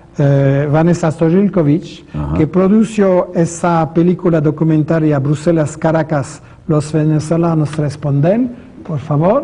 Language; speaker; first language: Spanish; non-native, fluent; French